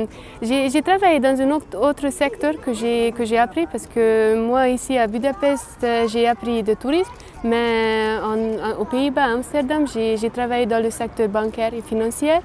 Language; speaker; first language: French; non-native, fluent; Hungarian